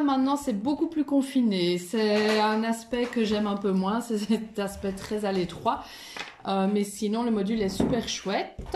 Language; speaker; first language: French; native; French